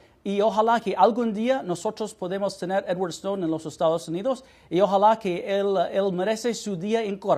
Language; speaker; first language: Spanish; non-native, fluent; English